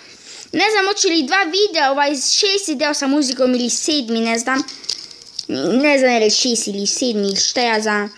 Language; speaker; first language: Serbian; early bilingual, heritage; Serbian